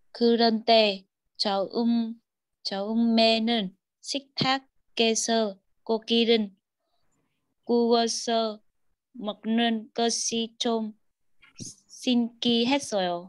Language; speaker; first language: Korean; non-native, learner; Vietnamese